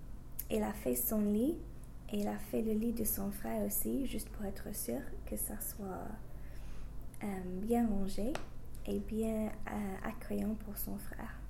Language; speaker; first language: French; non-native, learner; English